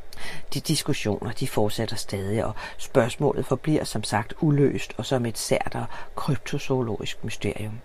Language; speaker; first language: Danish; native; Danish